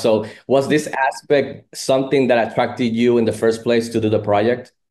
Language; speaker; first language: English; non-native, local second language; Spanish